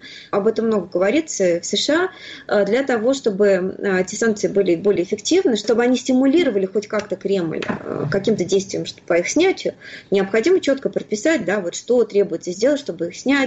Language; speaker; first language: Russian; native; Russian